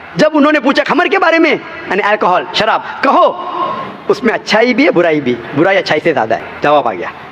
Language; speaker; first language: Hindi; non-native, local second language; Konkani